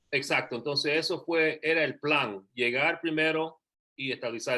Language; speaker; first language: Spanish; early bilingual, heritage; Spanish